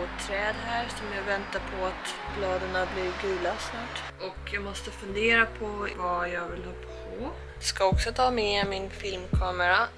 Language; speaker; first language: Swedish; early bilingual, heritage; Korean